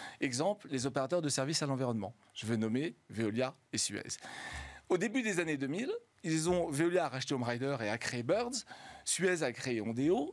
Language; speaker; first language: French; native; French